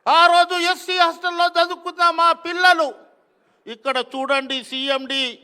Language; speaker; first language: Telugu; non-native, local second language; Lambadi